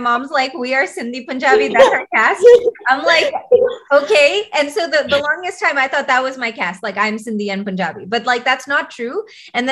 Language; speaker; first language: English; native; English